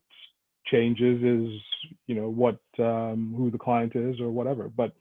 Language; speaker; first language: English; non-native, local second language; Yoruba